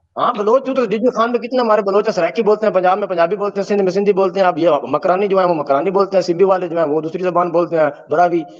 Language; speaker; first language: Urdu; non-native, local second language; Baluchi